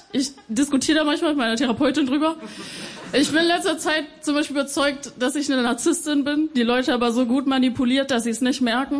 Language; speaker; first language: German; early bilingual, other home language; Spanish